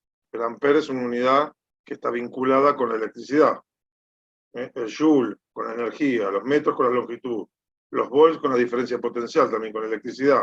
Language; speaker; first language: Spanish; native; Spanish